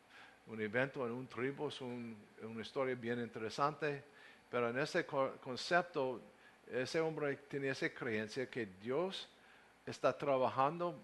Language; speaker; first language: Spanish; non-native, learner; English